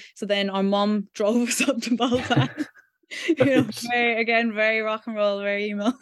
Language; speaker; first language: English; native; English